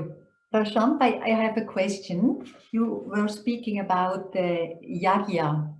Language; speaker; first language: English; non-native, fluent; German